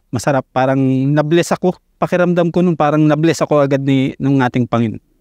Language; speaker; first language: Filipino; native; Filipino